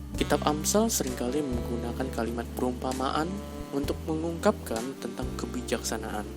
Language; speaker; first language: Indonesian; native; Indonesian